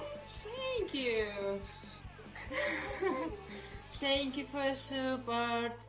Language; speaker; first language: English; non-native, learner; Russian